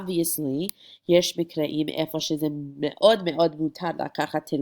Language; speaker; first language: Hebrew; non-native, fluent; English